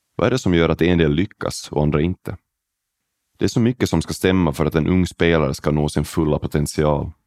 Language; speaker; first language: Swedish; native; Swedish